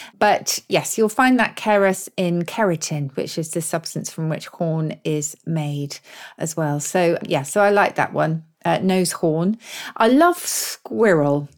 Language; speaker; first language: English; native; English